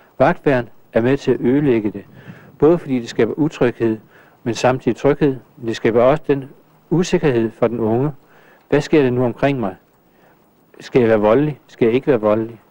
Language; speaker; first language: Danish; native; Danish